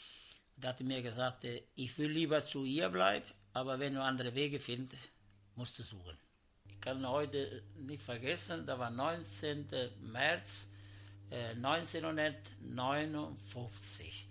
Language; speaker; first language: German; non-native, learner; Italian